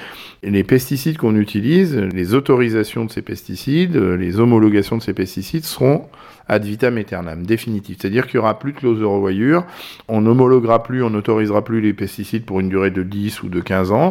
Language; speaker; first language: French; native; French